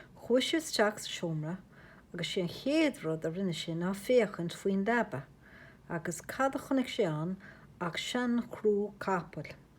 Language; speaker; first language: Irish; native; Irish